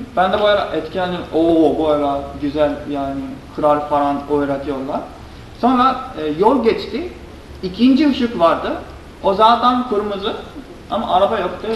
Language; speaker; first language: Turkish; non-native, fluent; Japanese